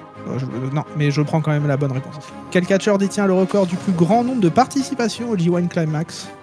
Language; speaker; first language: French; native; French